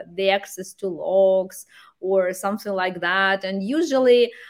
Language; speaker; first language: English; non-native, fluent; Ukrainian